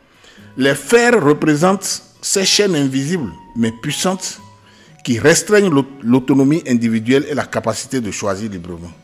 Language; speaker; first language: French; non-native, local second language; Ewe